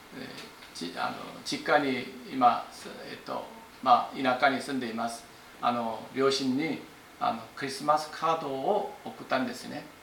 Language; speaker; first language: Japanese; non-native, fluent; Korean